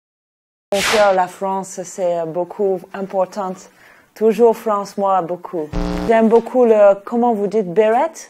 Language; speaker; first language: French; non-native, learner; English